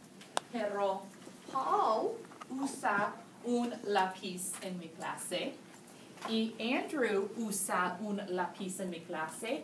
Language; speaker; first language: Spanish; non-native, learner; English